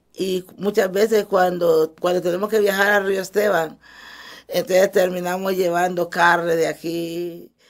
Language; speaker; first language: Spanish; early bilingual, other home language; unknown